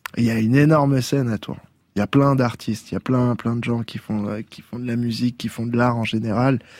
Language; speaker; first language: French; native; French